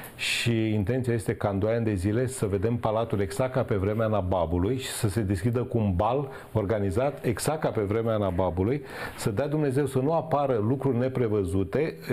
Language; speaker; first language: Romanian; native; Romanian